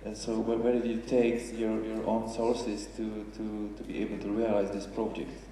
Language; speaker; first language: English; non-native, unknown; Czech